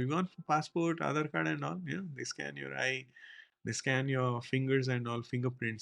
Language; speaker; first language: English; non-native, local second language; Hindi